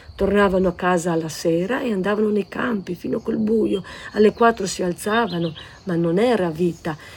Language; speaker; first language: Italian; non-native, local second language; Slovenian